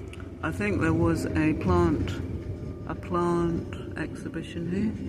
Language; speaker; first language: English; native; English